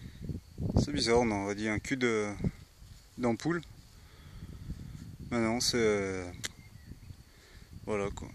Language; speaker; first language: French; native; French